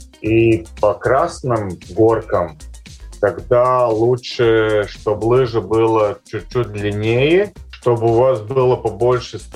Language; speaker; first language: Russian; non-native, local second language; Latvian